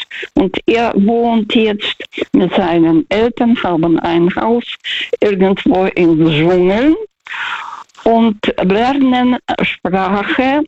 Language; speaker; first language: German; non-native, fluent; Russian